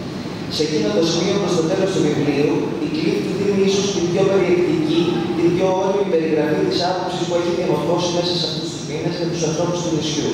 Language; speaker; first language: Greek; native; Greek